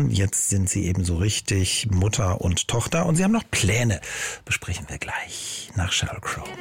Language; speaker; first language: German; native; German